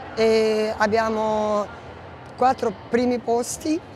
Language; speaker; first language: Italian; non-native, fluent; Ukrainian